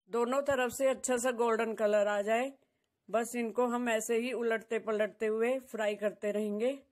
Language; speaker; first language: Hindi; native; Hindi